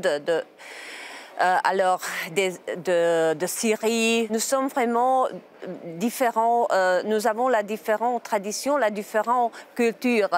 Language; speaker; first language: French; non-native, learner; Czech